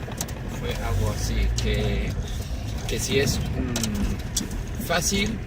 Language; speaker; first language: Spanish; non-native, fluent; English